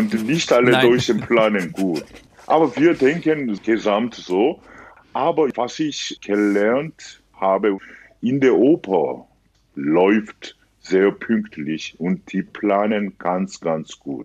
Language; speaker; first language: German; non-native, fluent; Korean